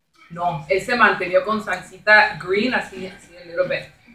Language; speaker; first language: Spanish; early bilingual, other home language; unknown